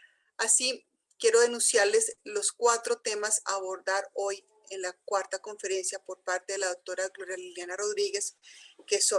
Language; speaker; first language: Spanish; native; Spanish